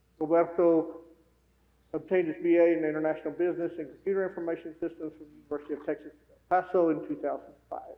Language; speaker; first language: English; native; English